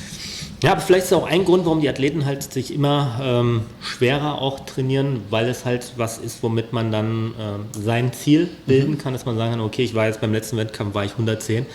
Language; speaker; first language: German; native; German